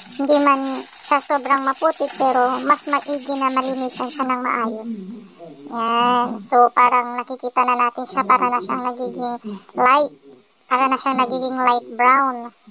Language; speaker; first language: Filipino; non-native, local second language; Pangasinan